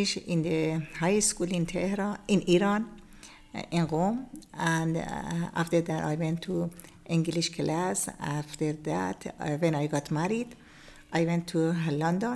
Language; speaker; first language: English; non-native, learner; Persian